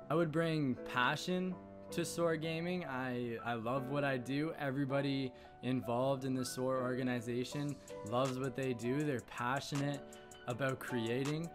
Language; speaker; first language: English; native; English